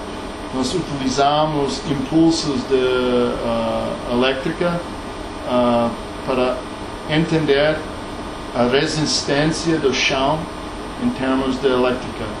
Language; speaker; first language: Portuguese; non-native, learner; English